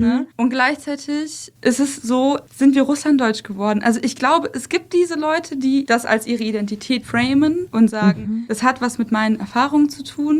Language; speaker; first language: German; early bilingual, other home language; Russian